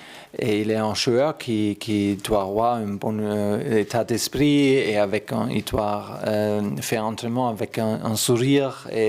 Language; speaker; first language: French; non-native, learner; German